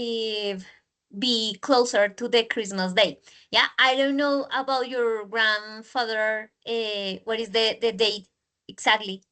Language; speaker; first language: English; non-native, learner; Spanish